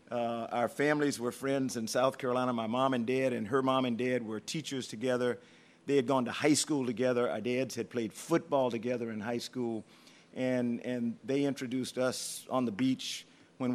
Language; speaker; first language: English; native; English